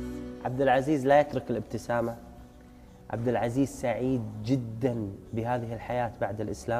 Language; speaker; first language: Arabic; native; Arabic